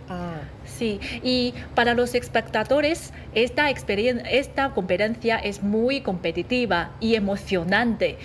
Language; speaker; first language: Spanish; non-native, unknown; Chinese